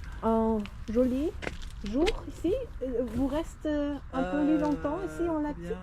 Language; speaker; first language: French; non-native, learner; German